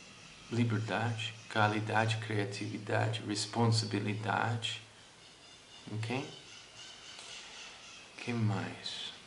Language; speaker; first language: Portuguese; non-native, fluent; English